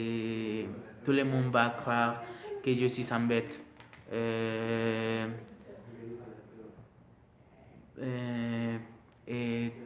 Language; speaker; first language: French; non-native, learner; Spanish